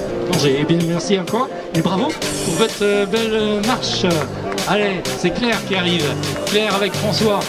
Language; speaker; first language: French; native; French